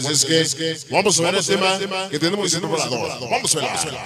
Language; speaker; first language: Spanish; native; Spanish